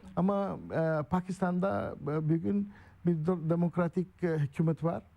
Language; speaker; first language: Turkish; non-native, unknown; Urdu